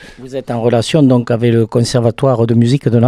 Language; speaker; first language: French; non-native, fluent; English